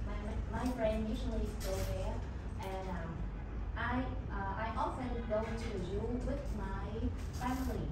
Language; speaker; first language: English; non-native, learner; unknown